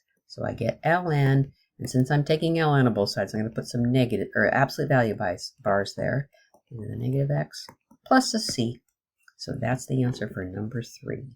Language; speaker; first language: English; native; English